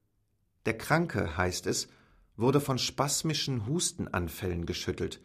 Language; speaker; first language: German; native; German